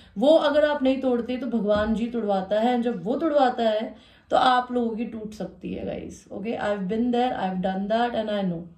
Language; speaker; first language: Hindi; native; Hindi